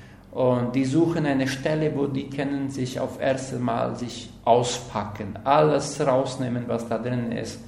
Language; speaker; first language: German; non-native, learner; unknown